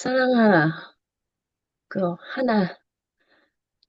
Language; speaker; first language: Korean; non-native, learner; Thai